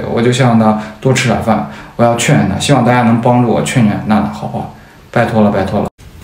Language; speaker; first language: Chinese; native; Chinese